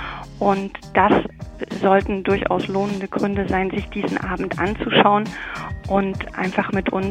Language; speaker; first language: German; native; German